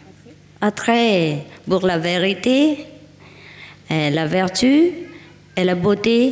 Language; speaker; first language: French; non-native, learner; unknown